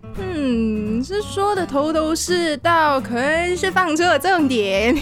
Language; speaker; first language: Chinese; non-native, local second language; Cantonese